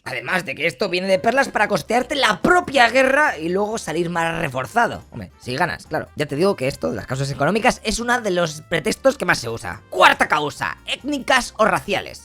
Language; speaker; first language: Spanish; native; Spanish